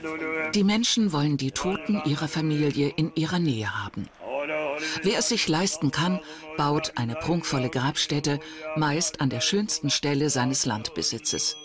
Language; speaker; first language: German; native; German